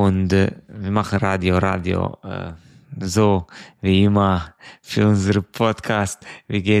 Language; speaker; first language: German; non-native, fluent; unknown